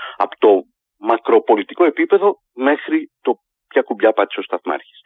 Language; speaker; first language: Greek; native; Greek